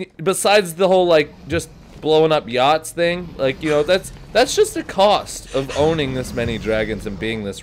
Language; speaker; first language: English; native; English